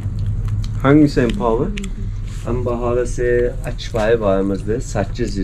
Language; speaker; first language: Turkish; non-native, learner; Azerbaijani